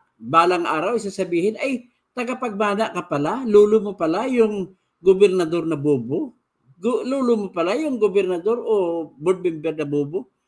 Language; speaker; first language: Filipino; non-native, local second language; Cebuano